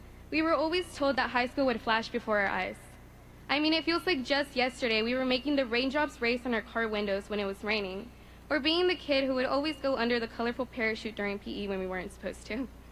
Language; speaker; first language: English; early bilingual, other home language; Spanish